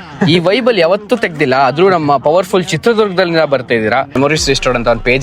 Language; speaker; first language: Kannada; native; Kannada